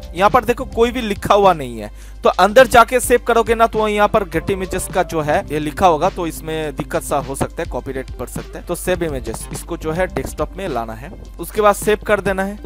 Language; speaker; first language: Hindi; non-native, local second language; Bangla